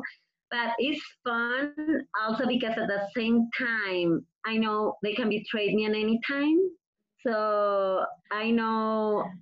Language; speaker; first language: English; non-native, fluent; Spanish